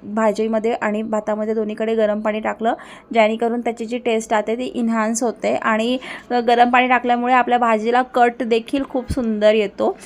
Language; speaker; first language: Marathi; early bilingual, other home language; Hindi